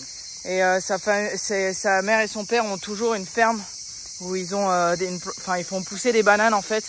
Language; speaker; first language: French; native; French